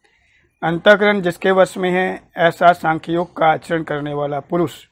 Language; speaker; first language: Hindi; native; Hindi